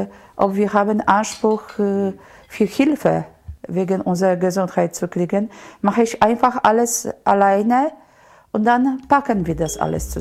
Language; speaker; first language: German; non-native, learner; Polish